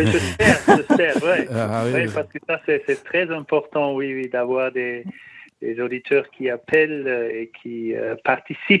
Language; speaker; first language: French; non-native, learner; German